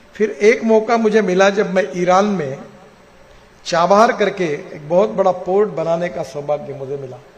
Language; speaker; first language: Hindi; non-native, local second language; Marathi